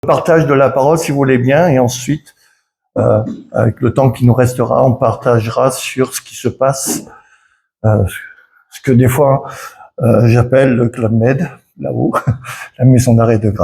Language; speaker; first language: French; native; French